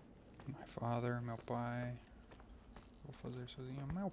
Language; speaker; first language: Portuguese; non-native, fluent; English